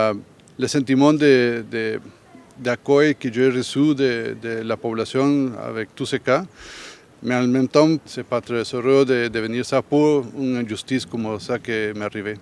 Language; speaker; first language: French; non-native, learner; Spanish